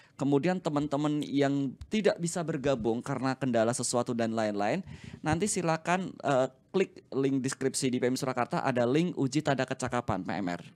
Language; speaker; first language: Indonesian; native; Indonesian